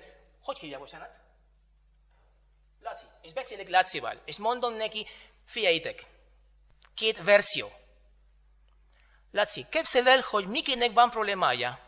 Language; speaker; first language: Hungarian; non-native, learner; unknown